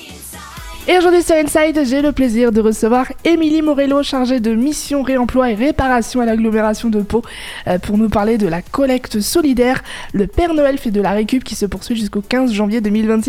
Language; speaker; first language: French; native; French